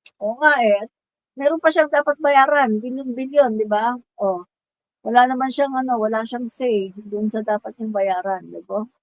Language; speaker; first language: Filipino; non-native, local second language; Cebuano